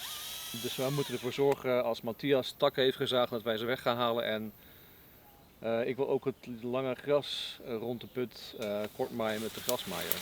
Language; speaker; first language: Dutch; native; Dutch